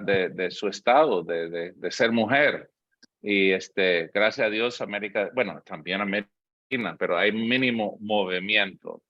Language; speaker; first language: Spanish; non-native, fluent; English